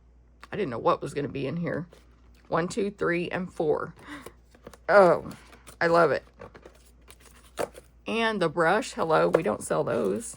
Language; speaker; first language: English; native; English